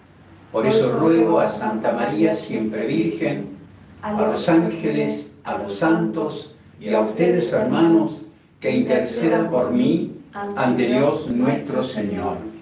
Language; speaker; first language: Spanish; native; Spanish